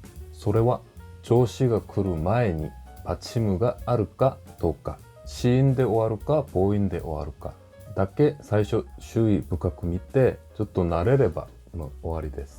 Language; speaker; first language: Japanese; non-native, fluent; Korean